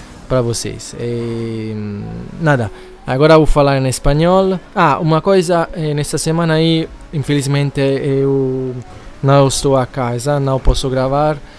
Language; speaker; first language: Portuguese; non-native, learner; Italian